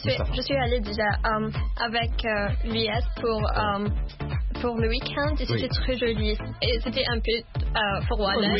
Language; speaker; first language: French; non-native, learner; Arabic